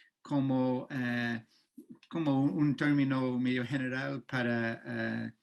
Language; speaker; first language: Spanish; non-native, fluent; English